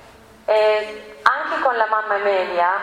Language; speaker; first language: Italian; non-native, learner; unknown